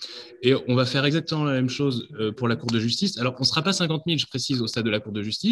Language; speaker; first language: French; native; French